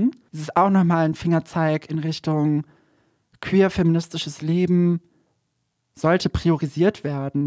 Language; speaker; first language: German; native; German